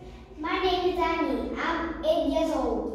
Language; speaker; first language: English; non-native, learner; Vietnamese